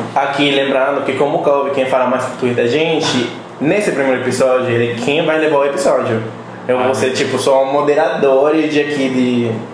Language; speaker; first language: Portuguese; non-native, fluent; Spanish